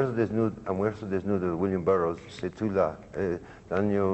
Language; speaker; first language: Spanish; non-native, learner; English